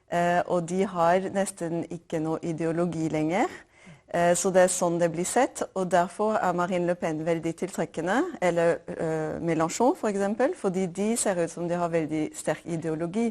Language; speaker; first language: Norwegian; non-native, fluent; French